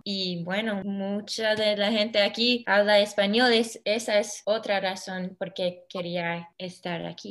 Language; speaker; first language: Spanish; early bilingual, heritage; English